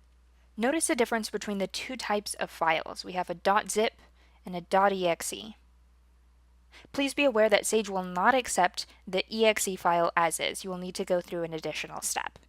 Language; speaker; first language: English; native; English